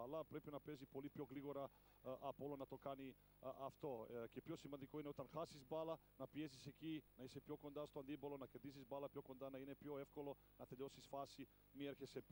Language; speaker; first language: Greek; non-native, fluent; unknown